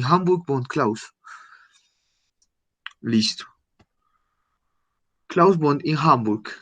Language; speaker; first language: German; non-native, learner; Spanish